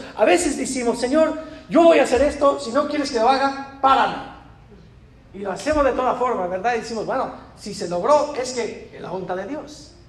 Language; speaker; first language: Spanish; non-native, fluent; English